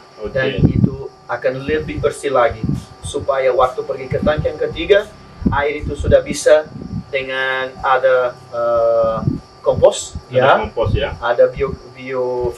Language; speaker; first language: Indonesian; non-native, learner; Spanish